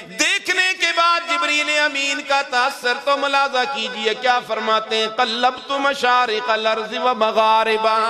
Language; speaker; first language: Urdu; non-native, local second language; Northern Hindko